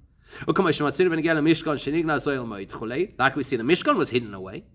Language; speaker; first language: English; native; English